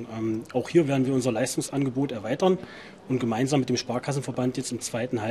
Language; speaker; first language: German; native; German